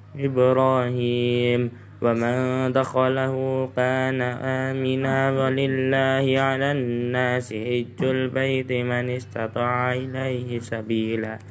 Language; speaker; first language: Arabic; non-native, learner; Indonesian